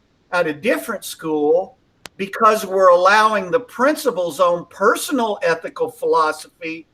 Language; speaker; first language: English; native; English